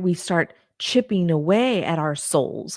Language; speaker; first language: English; native; English